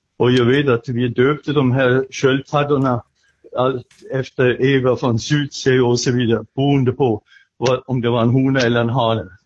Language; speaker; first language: Swedish; non-native, fluent; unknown